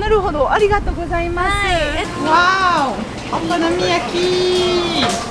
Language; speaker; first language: Japanese; non-native, learner; French